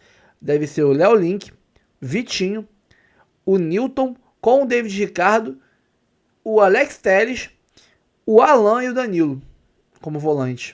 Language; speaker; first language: Portuguese; native; Portuguese